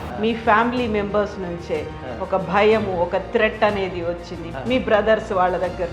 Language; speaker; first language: Telugu; native; Telugu